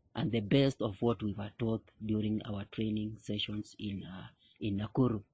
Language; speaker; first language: English; non-native, local second language; Kikuyu